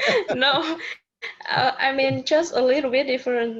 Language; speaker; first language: English; non-native, learner; Vietnamese